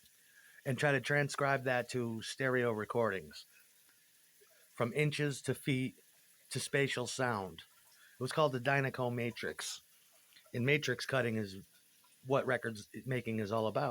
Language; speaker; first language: English; native; English